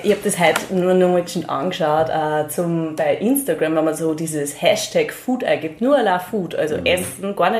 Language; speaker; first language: German; native; German